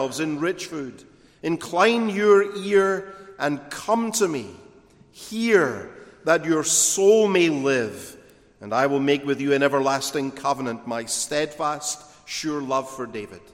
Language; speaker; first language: English; native; English